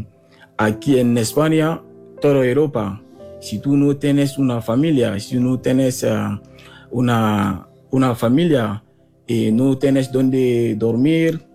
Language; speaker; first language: Spanish; non-native, fluent; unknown